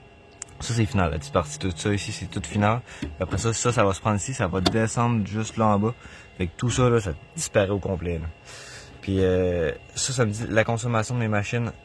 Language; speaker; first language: French; native; French